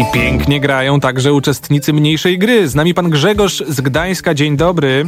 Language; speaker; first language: Polish; native; Polish